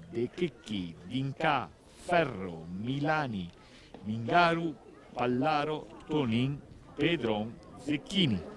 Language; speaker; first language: Italian; native; Italian